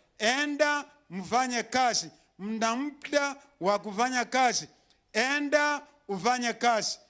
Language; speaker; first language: Swahili; non-native, local second language; Gusii